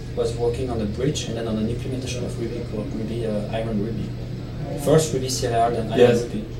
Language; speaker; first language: English; non-native, fluent; Italian